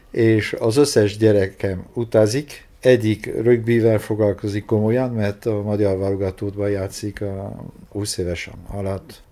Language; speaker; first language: Hungarian; non-native, fluent; French